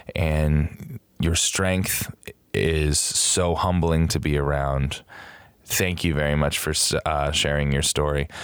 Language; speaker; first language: English; native; English